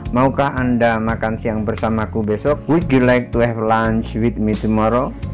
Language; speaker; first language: English; non-native, fluent; Indonesian